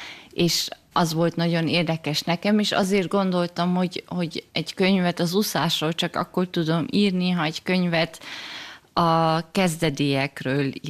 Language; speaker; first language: Hungarian; early bilingual, heritage; German